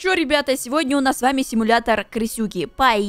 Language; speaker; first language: Russian; native; Russian